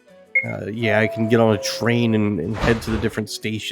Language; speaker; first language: English; native; English